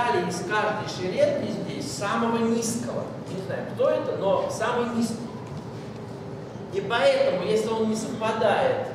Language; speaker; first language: Russian; native; Russian